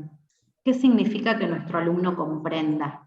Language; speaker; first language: Spanish; native; Spanish